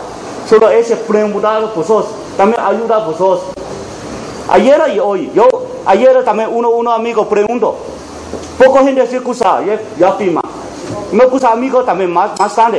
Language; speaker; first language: Spanish; non-native, learner; Chinese